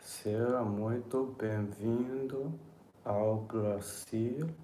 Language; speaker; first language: Portuguese; non-native, learner; English